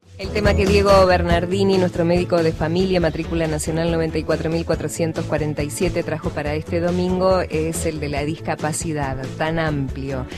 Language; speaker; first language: Spanish; native; Spanish